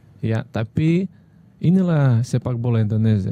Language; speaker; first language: Indonesian; non-native, fluent; Russian